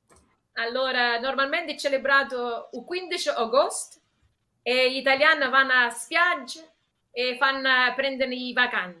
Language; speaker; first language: Italian; early bilingual, heritage; English